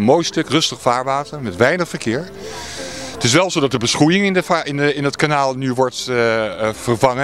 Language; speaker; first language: Dutch; native; Dutch